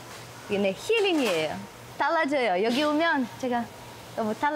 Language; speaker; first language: Korean; non-native, learner; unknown